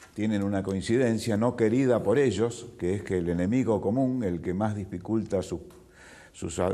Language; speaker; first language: Spanish; native; Spanish